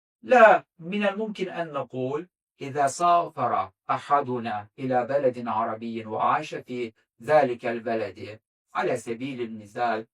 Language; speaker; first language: Arabic; non-native, fluent; Azerbaijani